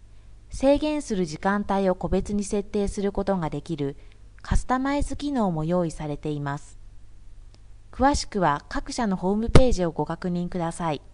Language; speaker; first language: Japanese; native; Japanese